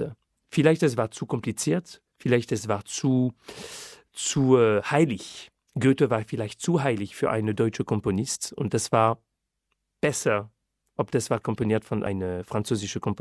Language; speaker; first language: German; non-native, fluent; French